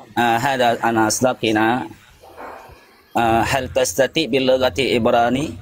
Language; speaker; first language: Arabic; non-native, learner; Indonesian